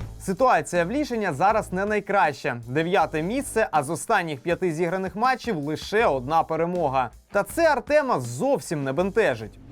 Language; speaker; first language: Ukrainian; native; Ukrainian